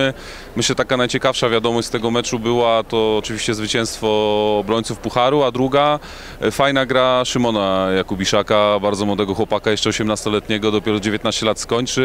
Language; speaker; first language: Polish; native; Polish